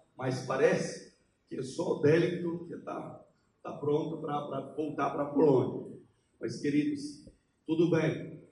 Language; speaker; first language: Portuguese; non-native, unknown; Polish